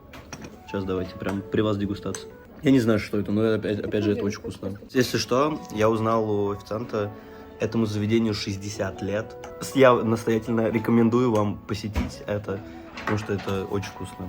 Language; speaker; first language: Russian; native; Russian